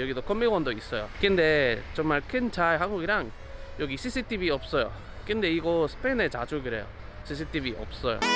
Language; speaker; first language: Korean; non-native, learner; Spanish